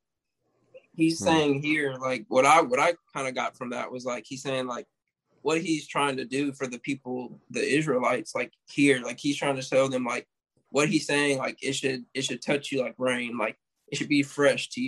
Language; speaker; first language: English; native; English